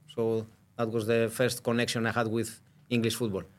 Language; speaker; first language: English; non-native, fluent; Greek